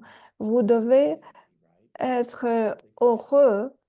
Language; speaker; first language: French; non-native, fluent; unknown